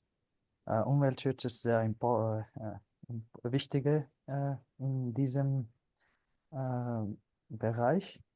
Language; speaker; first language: German; non-native, learner; Punjabi